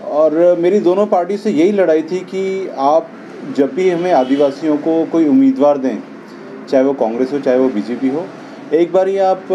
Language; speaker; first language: Hindi; native; Hindi